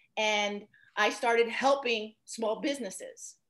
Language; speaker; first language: English; native; English